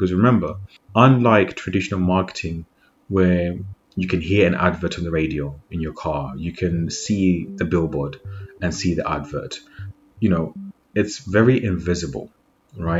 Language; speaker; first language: English; non-native, local second language; Shona